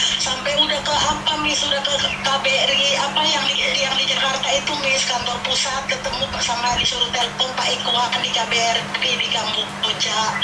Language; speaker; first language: Indonesian; native; Indonesian